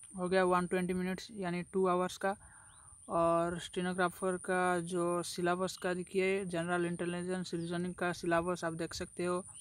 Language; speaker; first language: Hindi; non-native, local second language; Assamese